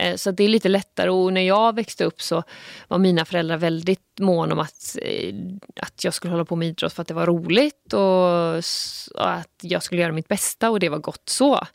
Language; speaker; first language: Swedish; native; Swedish